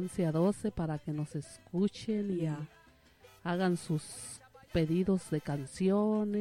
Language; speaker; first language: Spanish; native; Spanish